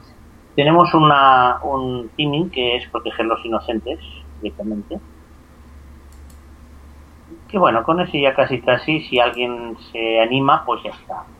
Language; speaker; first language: Spanish; native; Spanish